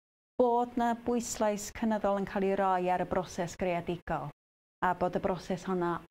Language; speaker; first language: Welsh; native; Welsh